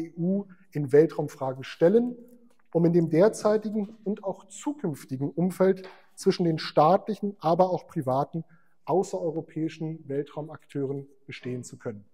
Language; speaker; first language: German; native; German